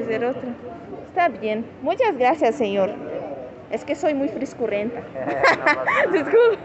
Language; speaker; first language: Spanish; non-native, learner; Portuguese